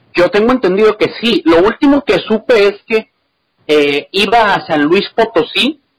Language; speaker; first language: Spanish; native; Spanish